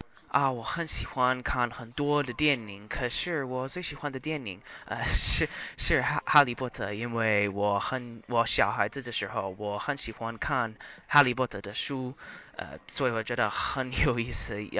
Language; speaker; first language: Chinese; non-native, learner; English